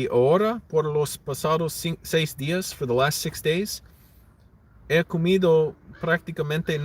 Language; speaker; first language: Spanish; non-native, learner; English